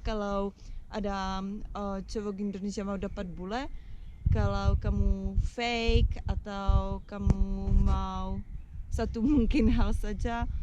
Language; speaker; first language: Indonesian; non-native, learner; Czech